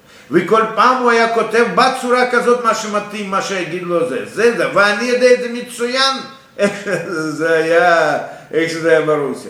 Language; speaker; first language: Hebrew; non-native, fluent; Russian